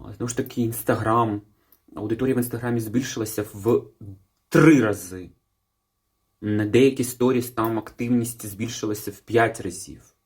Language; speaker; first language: Ukrainian; non-native, local second language; Russian